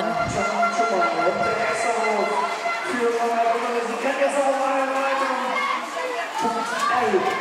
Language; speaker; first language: German; native; German